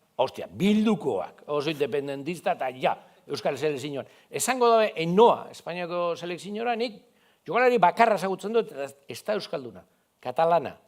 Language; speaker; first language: Basque; non-native, local second language; Spanish